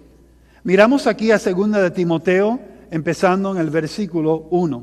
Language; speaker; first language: Spanish; early bilingual, heritage; Spanish